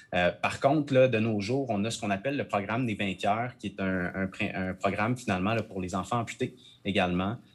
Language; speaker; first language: French; native; French